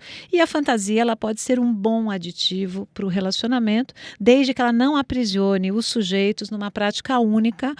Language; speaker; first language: Portuguese; native; Portuguese